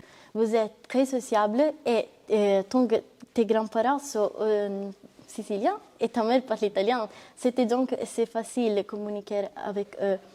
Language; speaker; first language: French; non-native, learner; Italian